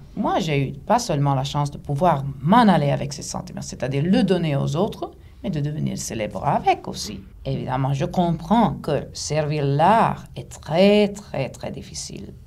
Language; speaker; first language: French; non-native, fluent; Greek